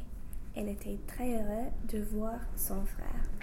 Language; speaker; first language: French; non-native, learner; English